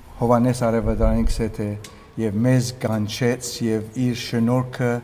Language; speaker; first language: Armenian; early bilingual, heritage; Armenian